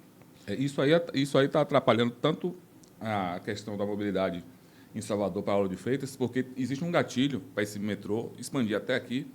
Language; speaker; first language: Portuguese; native; Portuguese